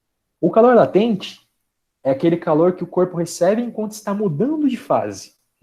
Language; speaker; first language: Portuguese; native; Portuguese